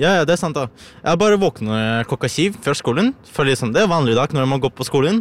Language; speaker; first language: Norwegian; non-native, learner; Ukrainian